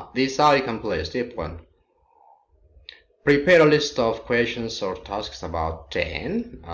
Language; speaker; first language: English; non-native, local second language; Amharic